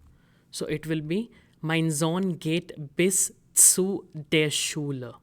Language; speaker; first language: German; non-native, fluent; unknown